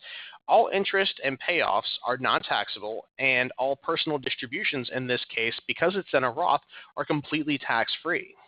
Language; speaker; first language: English; native; English